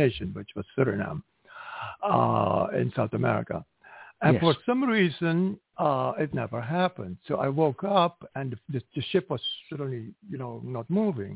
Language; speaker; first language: English; non-native, fluent; Dutch